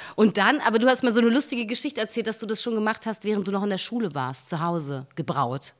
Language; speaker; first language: German; native; German